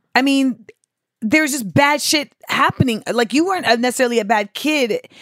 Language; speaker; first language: English; native; English